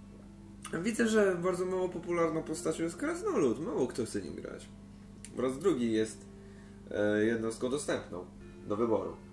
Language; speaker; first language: Polish; native; Polish